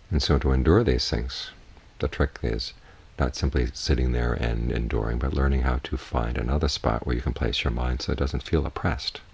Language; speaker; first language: English; native; English